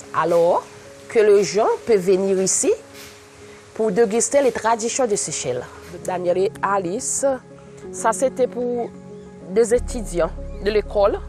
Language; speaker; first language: French; non-native, local second language; Seselwa Creole French